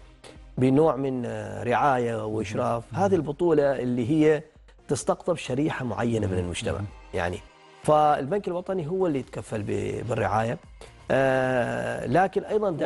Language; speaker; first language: Arabic; native; Arabic